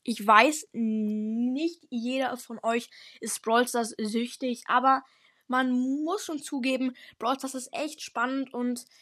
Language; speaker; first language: German; native; German